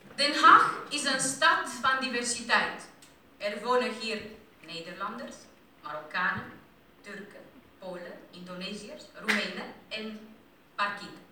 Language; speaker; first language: Dutch; non-native, fluent; Romanian